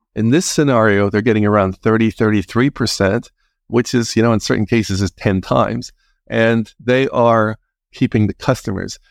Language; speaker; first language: English; native; English